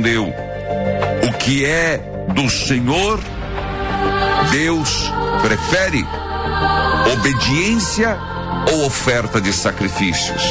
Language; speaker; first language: Portuguese; native; Portuguese